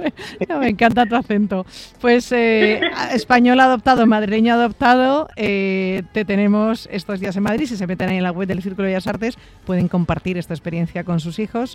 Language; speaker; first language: Spanish; native; Spanish